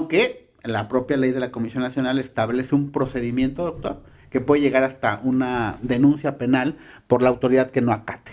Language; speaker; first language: Spanish; native; Spanish